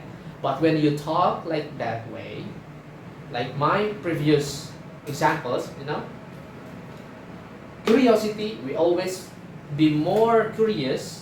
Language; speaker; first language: English; non-native, fluent; Indonesian